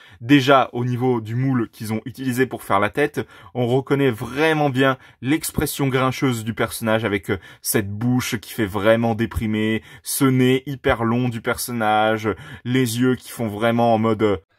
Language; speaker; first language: French; native; French